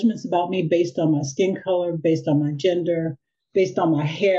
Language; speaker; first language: English; native; English